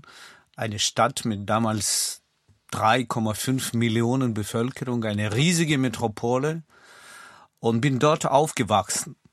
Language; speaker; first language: German; non-native, fluent; Russian